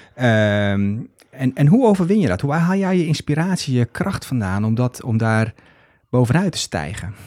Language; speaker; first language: Dutch; native; Dutch